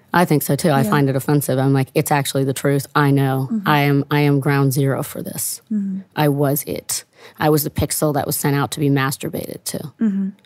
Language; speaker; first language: English; non-native, fluent; Italian